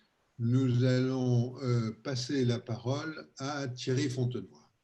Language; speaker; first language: French; native; French